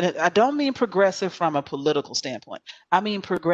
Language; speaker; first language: English; native; English